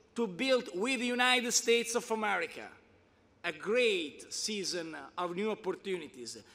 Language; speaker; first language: English; non-native, fluent; Italian